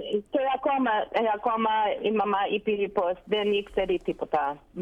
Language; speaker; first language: Greek; non-native, learner; English